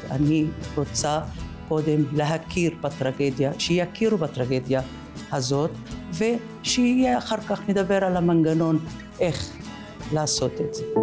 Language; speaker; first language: Hebrew; non-native, local second language; Arabic